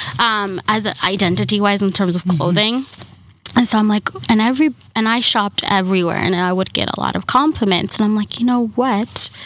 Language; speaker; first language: English; early bilingual, other home language; Somali